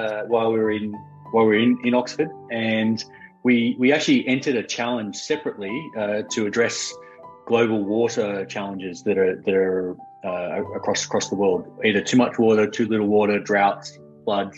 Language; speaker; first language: English; native; English